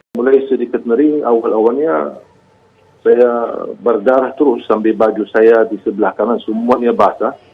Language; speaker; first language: Malay; non-native, fluent; Arabic